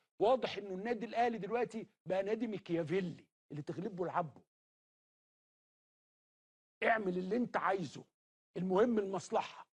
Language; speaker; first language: Arabic; native; Arabic